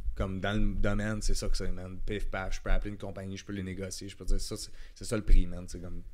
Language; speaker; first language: French; native; French